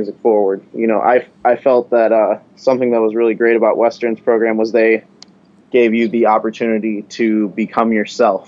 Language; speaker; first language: English; native; English